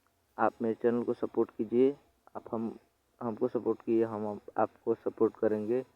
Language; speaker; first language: Hindi; non-native, local second language; Bhojpuri